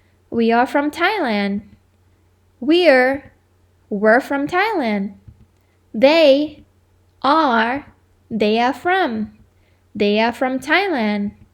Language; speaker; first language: English; non-native, fluent; Thai